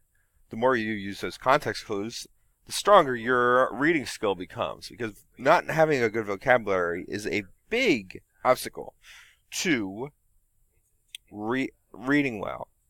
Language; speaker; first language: English; native; English